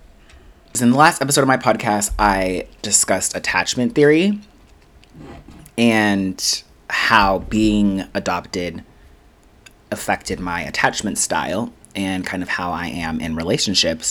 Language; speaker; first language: English; native; English